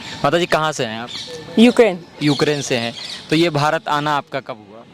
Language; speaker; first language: Hindi; native; Hindi